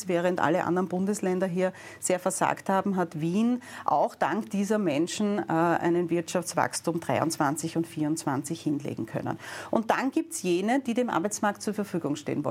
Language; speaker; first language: German; native; German